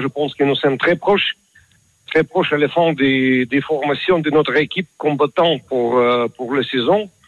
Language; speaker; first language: French; non-native, learner; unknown